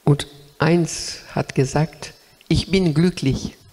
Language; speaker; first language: German; non-native, learner; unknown